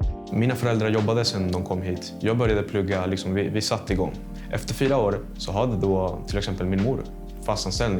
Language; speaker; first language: Swedish; non-native, fluent; Spanish